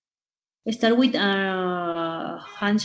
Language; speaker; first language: English; non-native, learner; Spanish